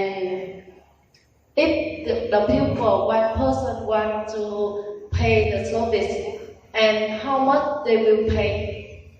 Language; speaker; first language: English; non-native, learner; Vietnamese